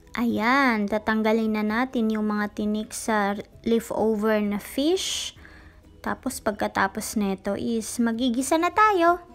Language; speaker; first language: Filipino; non-native, local second language; Hiligaynon